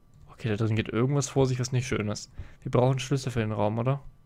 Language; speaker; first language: German; native; German